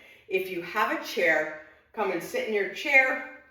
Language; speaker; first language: English; native; English